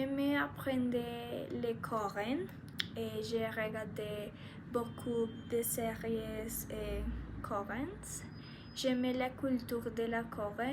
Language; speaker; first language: French; non-native, learner; Spanish